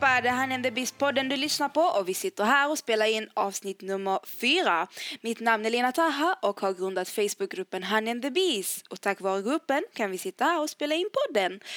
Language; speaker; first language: Swedish; early bilingual, other home language; Arabic